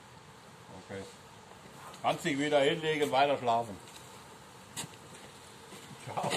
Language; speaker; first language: German; native; German